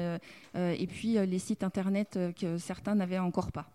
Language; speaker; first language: French; native; French